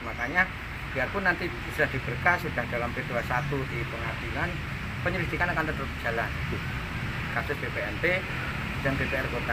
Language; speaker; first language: Indonesian; non-native, local second language; Javanese